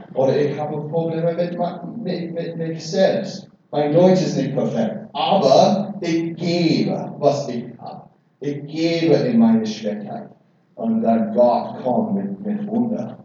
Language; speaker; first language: German; non-native, learner; English